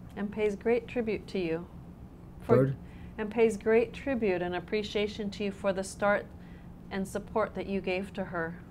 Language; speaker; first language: English; native; English